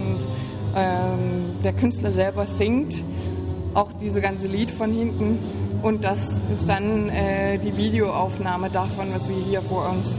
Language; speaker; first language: German; non-native, fluent; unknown